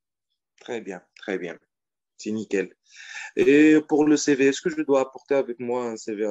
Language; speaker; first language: French; non-native, fluent; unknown